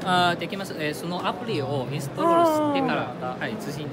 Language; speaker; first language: Japanese; non-native, fluent; Chinese